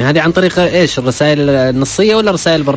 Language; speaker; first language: Arabic; native; Arabic